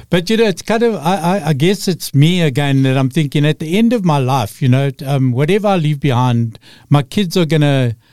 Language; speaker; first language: English; native; English